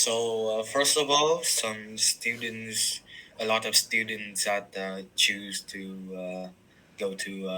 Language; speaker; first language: English; non-native, learner; Vietnamese